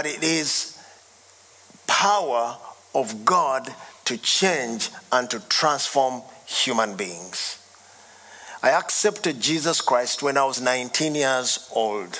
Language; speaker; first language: English; non-native, local second language; Ganda